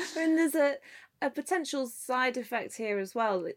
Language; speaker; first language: English; native; English